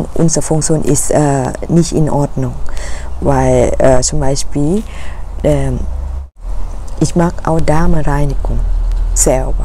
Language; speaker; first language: German; non-native, learner; Thai